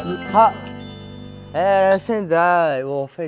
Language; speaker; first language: Chinese; non-native, learner; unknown